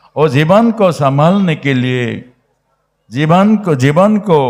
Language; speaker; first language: Hindi; non-native, local second language; Bangla